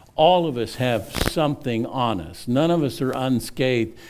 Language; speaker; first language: English; native; English